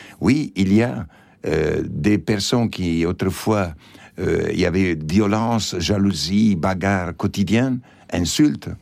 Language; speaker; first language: French; non-native, fluent; Spanish